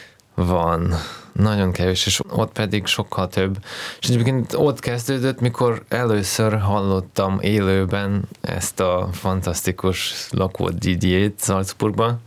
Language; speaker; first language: Hungarian; early bilingual, heritage; Hungarian